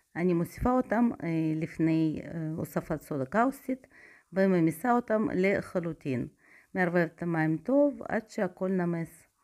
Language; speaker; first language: Hebrew; non-native, fluent; Russian